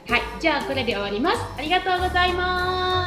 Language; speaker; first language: Japanese; non-native, fluent; Indonesian